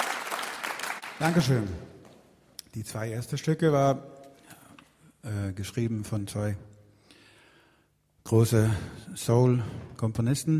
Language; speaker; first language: German; non-native, learner; Swedish